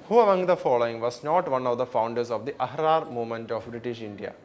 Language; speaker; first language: English; non-native, local second language; Malayalam